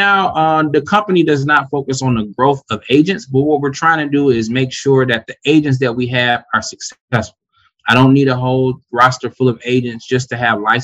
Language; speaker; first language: English; native; English